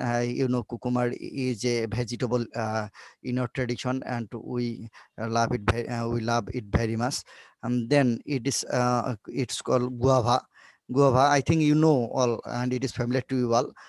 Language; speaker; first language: English; non-native, learner; Bangla